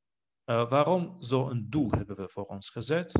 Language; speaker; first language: Dutch; non-native, fluent; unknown